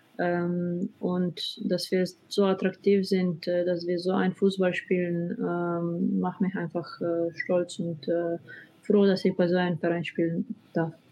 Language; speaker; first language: German; non-native, fluent; Slovenian